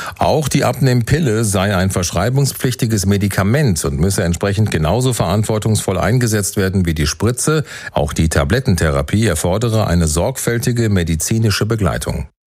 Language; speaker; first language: German; native; German